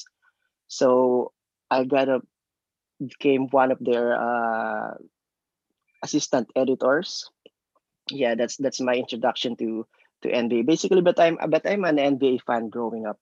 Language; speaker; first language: English; non-native, local second language; Filipino